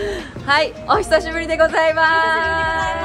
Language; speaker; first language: Japanese; native; Japanese